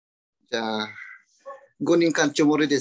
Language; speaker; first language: Japanese; non-native, learner; Filipino